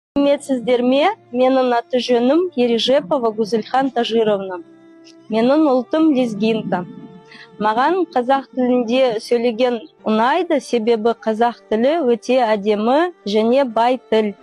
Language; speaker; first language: Kazakh; non-native, local second language; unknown